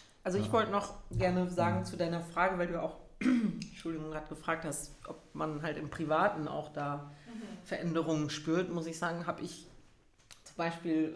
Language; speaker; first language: German; native; German